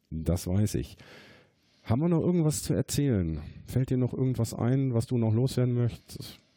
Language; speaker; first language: German; native; German